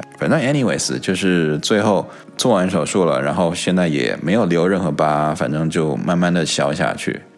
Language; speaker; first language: Chinese; native; Chinese